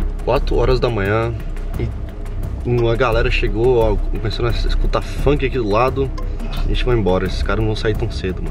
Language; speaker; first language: Portuguese; native; Portuguese